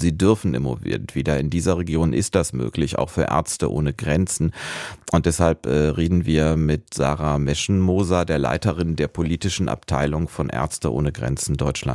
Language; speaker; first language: German; native; German